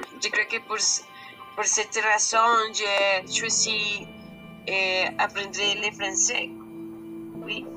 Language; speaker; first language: French; non-native, learner; Spanish